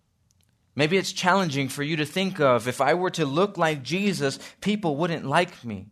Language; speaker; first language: English; native; English